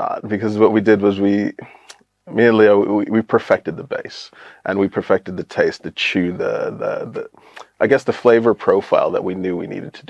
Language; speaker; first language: English; native; English